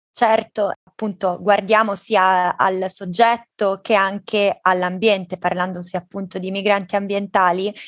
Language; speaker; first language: Italian; native; Italian